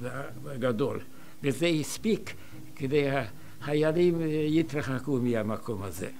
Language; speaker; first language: Hebrew; non-native, fluent; Hungarian